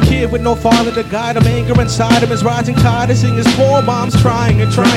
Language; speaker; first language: English; early bilingual, other home language; Spanish